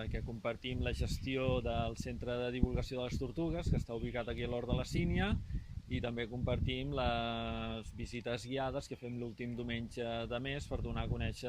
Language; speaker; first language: Catalan; native; Catalan